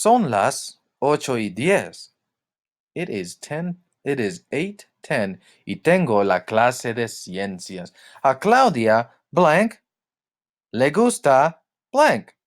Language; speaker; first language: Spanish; non-native, fluent; English